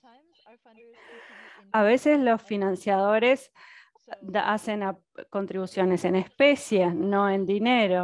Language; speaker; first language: Spanish; native; Spanish